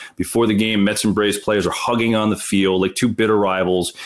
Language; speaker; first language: English; native; English